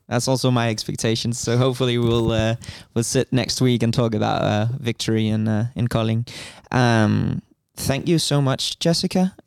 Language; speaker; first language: English; non-native, fluent; Danish